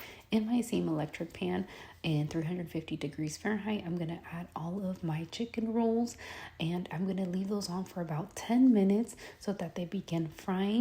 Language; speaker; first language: English; early bilingual, other home language; Spanish